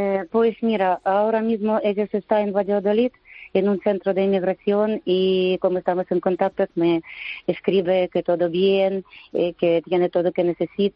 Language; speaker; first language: Spanish; non-native, learner; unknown